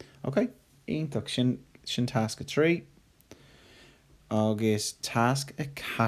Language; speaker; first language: Irish; non-native, local second language; English